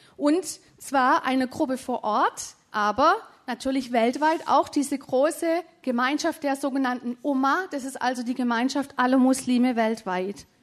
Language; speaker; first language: German; native; German